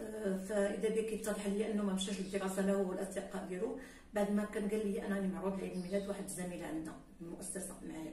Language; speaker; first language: Arabic; native; Arabic